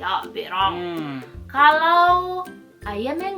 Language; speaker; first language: Indonesian; non-native, local second language; Minangkabau